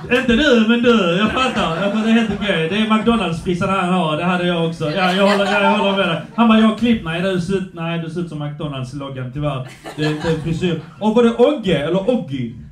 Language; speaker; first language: Swedish; early bilingual, other home language; Polish